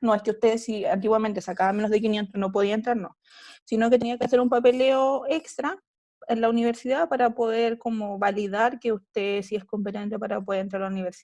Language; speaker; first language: Spanish; native; Spanish